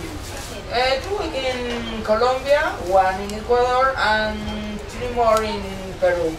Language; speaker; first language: English; non-native, learner; Spanish